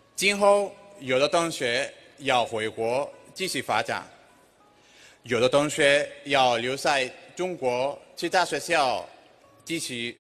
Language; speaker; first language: Chinese; non-native, fluent; Spanish